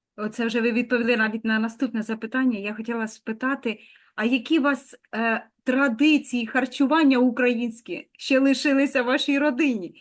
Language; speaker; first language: Ukrainian; native; Ukrainian